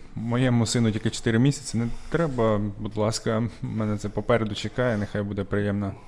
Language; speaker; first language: Ukrainian; native; Ukrainian